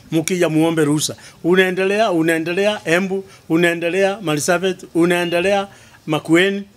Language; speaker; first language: Swahili; non-native, local second language; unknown